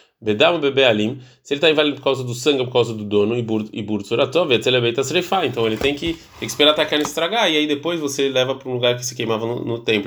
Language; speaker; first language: Portuguese; early bilingual, heritage; Portuguese